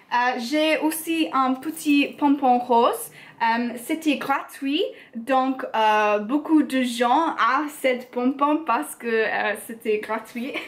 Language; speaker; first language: French; non-native, learner; English